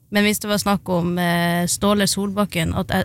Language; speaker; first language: Norwegian; native; Norwegian